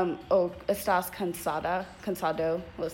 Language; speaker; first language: Spanish; non-native, learner; English